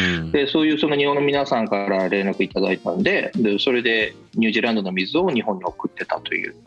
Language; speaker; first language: Japanese; native; Japanese